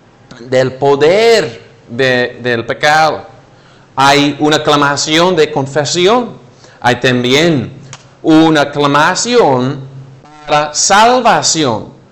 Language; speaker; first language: Spanish; non-native, fluent; English